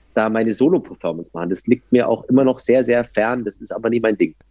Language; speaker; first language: German; native; German